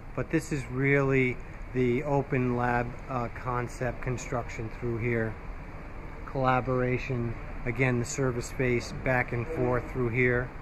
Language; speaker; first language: English; native; English